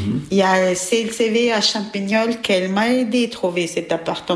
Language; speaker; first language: French; non-native, learner; Albanian